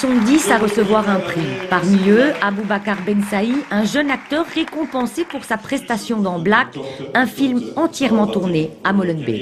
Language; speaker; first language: French; native; French